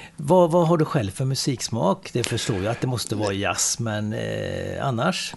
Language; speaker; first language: Swedish; native; Swedish